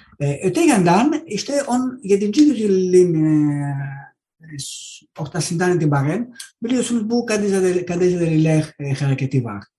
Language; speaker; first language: Turkish; non-native, learner; Greek